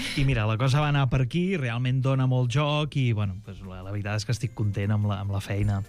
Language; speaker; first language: Catalan; native; Catalan